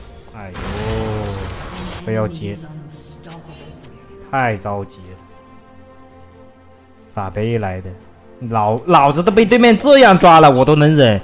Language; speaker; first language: Chinese; native; Chinese